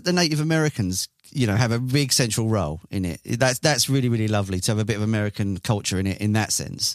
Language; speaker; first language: English; native; English